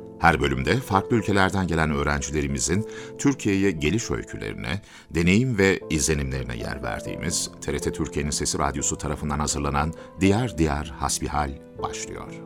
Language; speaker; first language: Turkish; native; Turkish